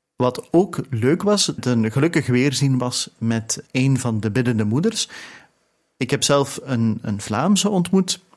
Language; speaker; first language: Dutch; native; Dutch